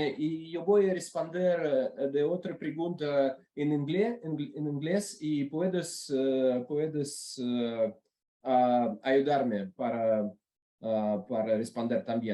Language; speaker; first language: Spanish; non-native, learner; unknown